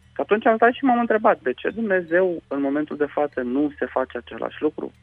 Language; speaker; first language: Romanian; non-native, local second language; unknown